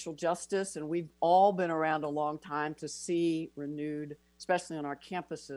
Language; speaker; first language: English; native; English